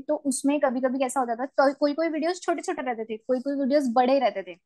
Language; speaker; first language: Hindi; non-native, local second language; Marathi